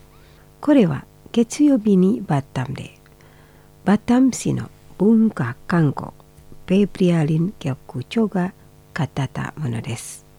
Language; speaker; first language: Japanese; non-native, fluent; Indonesian